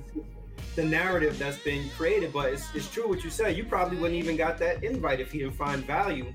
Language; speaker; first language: English; native; English